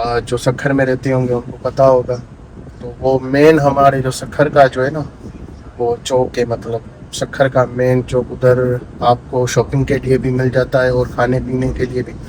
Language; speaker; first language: Urdu; non-native, local second language; Sindhi